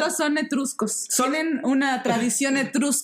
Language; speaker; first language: Spanish; native; Spanish